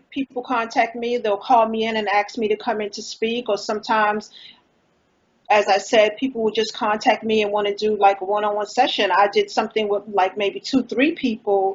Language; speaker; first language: English; native; English